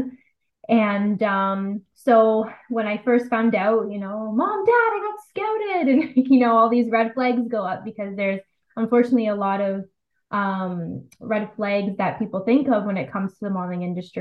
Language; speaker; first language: English; native; English